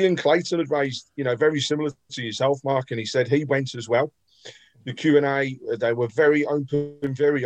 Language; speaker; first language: English; native; English